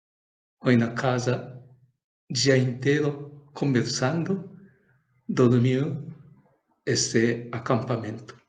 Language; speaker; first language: Portuguese; non-native, learner; Japanese